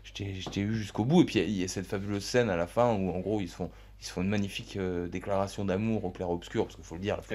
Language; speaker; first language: French; native; French